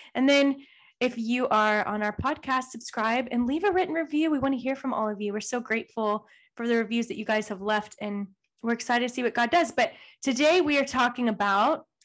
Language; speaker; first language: English; native; English